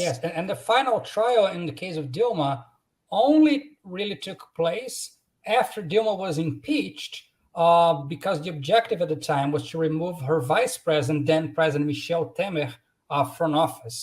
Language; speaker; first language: English; non-native, fluent; Portuguese